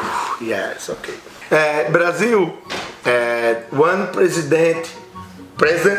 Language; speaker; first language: English; non-native, learner; Portuguese